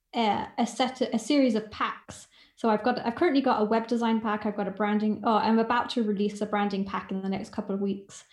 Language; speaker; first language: English; native; English